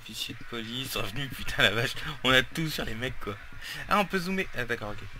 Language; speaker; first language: French; native; French